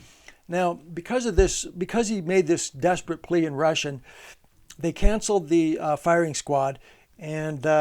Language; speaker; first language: English; native; English